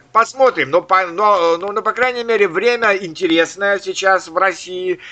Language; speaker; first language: Russian; native; Russian